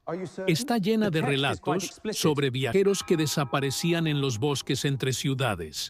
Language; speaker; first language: Spanish; native; Spanish